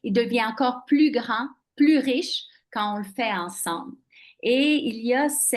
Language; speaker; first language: French; non-native, local second language; English